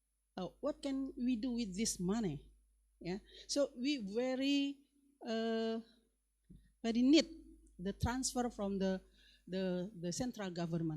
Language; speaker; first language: English; non-native, learner; Indonesian